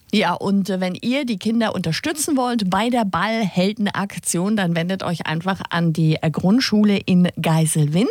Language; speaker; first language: German; native; German